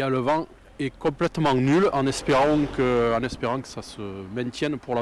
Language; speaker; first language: French; native; French